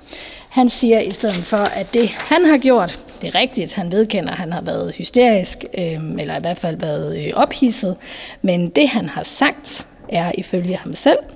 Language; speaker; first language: Danish; native; Danish